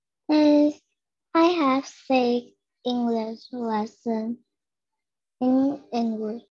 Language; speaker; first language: English; non-native, learner; Vietnamese